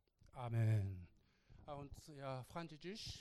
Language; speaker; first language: German; non-native, learner; Korean